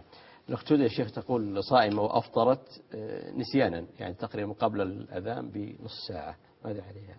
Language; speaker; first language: Arabic; native; Arabic